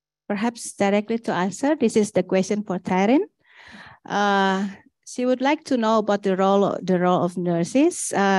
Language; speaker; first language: English; non-native, fluent; Indonesian